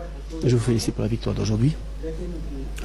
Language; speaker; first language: French; non-native, fluent; Arabic